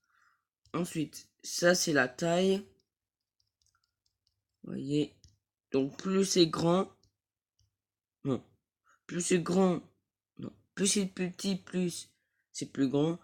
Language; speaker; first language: French; native; French